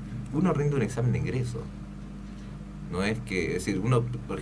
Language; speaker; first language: Spanish; early bilingual, other home language; Korean